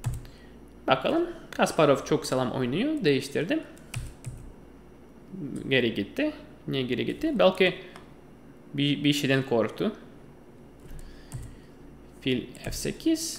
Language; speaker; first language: Turkish; non-native, fluent; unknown